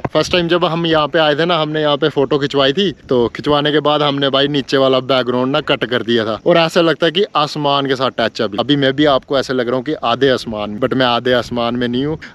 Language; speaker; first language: Hindi; native; Hindi